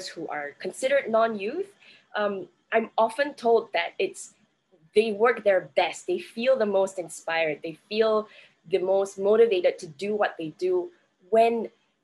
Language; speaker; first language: English; native; English